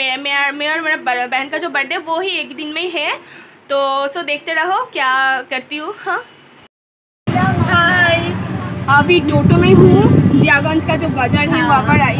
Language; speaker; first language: Hindi; non-native, local second language; Bangla